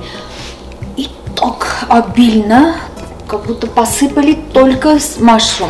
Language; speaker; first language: Russian; non-native, local second language; Armenian